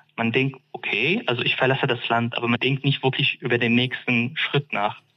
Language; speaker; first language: German; non-native, fluent; Arabic